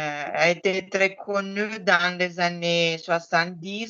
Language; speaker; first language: French; non-native, fluent; Italian